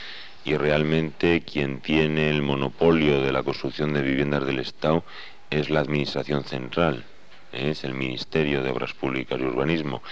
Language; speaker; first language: Spanish; native; Spanish